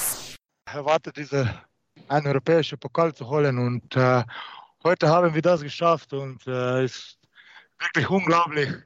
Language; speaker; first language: German; non-native, learner; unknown